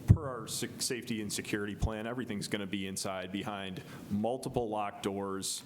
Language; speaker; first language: English; native; English